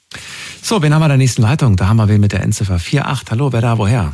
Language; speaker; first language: German; native; German